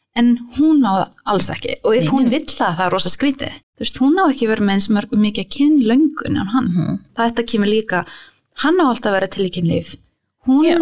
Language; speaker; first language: Icelandic; early bilingual, heritage; English